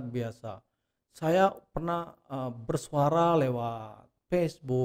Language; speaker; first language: Indonesian; native; Indonesian